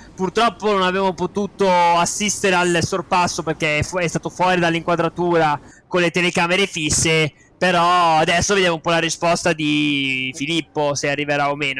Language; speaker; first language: Italian; native; Italian